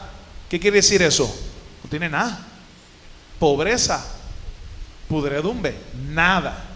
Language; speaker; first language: Spanish; native; Spanish